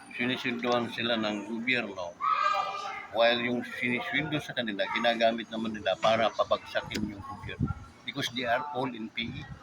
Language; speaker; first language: Filipino; non-native, local second language; Waray